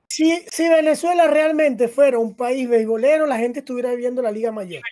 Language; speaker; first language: Spanish; native; Spanish